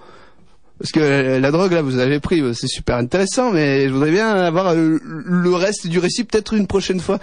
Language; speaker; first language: French; native; French